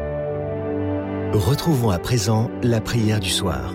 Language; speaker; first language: French; native; French